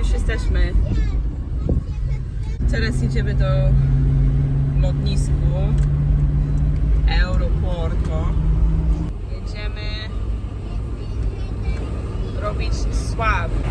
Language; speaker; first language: Polish; non-native, fluent; English